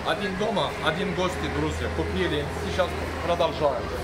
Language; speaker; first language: Russian; non-native, learner; Turkish